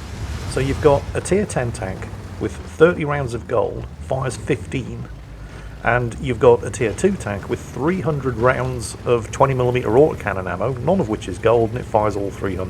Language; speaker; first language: English; native; English